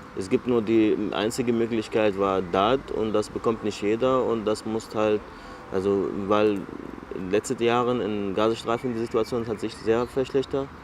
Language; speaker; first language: German; non-native, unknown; Arabic